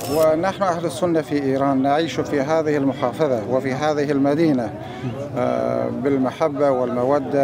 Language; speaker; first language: Arabic; non-native, fluent; Turkmen